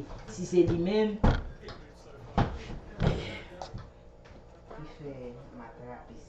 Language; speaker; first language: French; non-native, learner; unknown